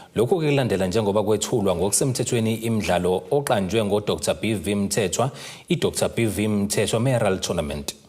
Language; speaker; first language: Zulu; native; Zulu